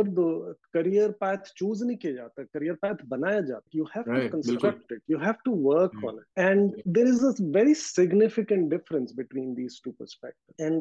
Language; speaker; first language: English; non-native, local second language; Urdu